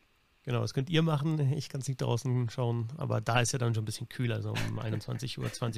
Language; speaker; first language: German; native; German